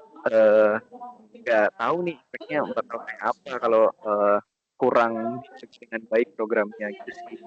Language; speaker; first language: Indonesian; native; Indonesian